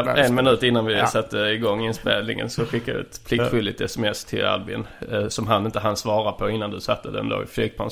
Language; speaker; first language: Swedish; native; Swedish